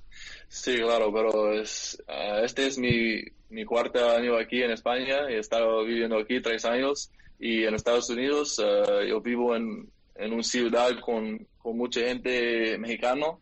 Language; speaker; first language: Spanish; non-native, learner; English